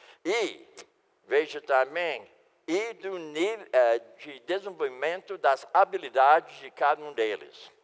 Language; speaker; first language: Portuguese; non-native, fluent; English